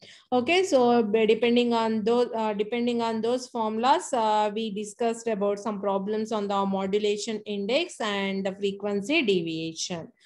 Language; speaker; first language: English; non-native, local second language; Telugu